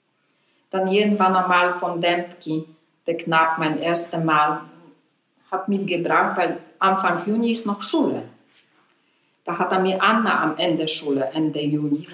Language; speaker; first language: German; non-native, fluent; Polish